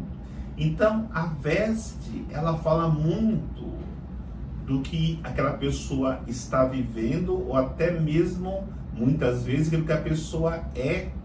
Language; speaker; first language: Portuguese; native; Portuguese